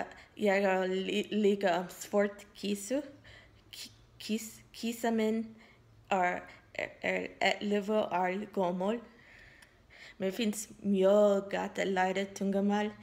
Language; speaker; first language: Icelandic; non-native, learner; English